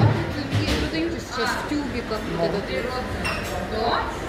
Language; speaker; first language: Russian; native; Russian